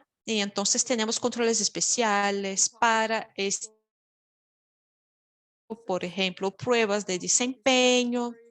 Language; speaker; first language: Spanish; non-native, fluent; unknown